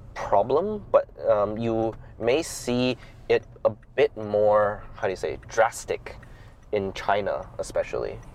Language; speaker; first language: English; non-native, local second language; Cantonese